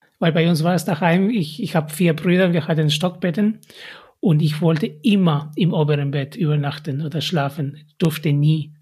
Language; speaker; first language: German; non-native, fluent; Spanish